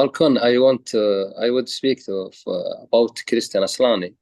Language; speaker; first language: English; non-native, learner; Arabic